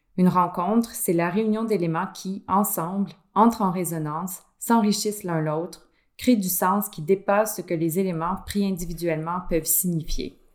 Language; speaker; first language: French; native; French